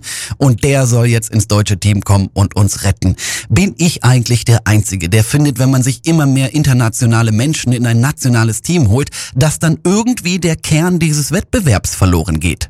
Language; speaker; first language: German; native; German